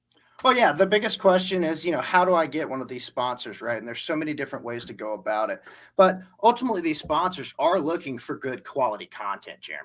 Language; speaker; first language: English; native; English